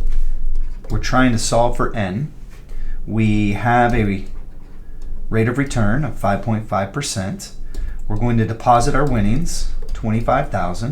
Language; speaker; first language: English; native; English